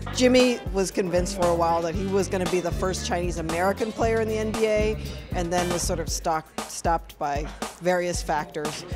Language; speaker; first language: English; native; English